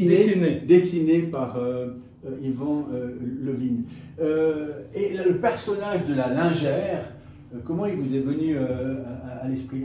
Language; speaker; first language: French; native; French